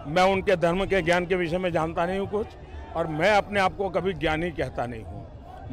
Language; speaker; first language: Hindi; non-native, local second language; Gujarati